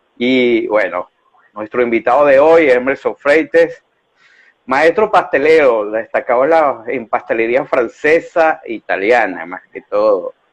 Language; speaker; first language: Spanish; native; Spanish